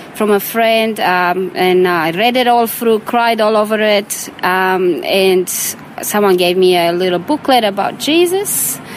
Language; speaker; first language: English; non-native, fluent; Romanian